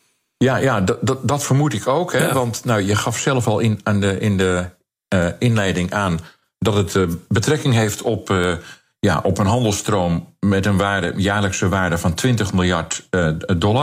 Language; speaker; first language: Dutch; native; Dutch